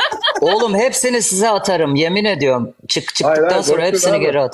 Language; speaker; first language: Turkish; native; Turkish